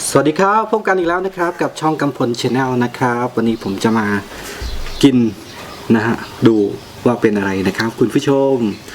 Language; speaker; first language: Thai; non-native, local second language; Northeastern Thai